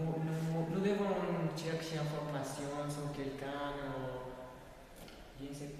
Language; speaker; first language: French; non-native, learner; Spanish